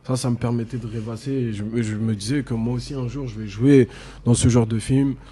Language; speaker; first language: French; native; French